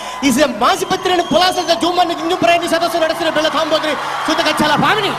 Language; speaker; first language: Telugu; native; Telugu